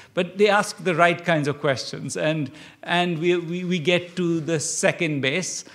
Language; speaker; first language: English; non-native, local second language; Bangla